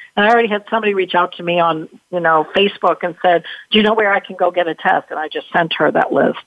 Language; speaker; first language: English; native; English